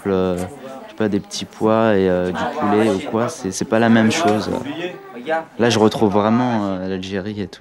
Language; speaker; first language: French; early bilingual, other home language; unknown